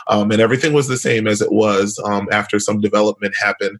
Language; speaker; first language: English; native; English